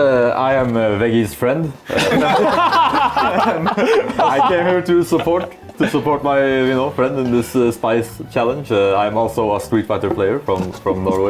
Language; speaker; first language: English; non-native, fluent; Norwegian